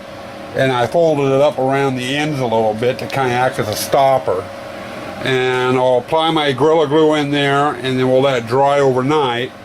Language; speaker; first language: English; native; English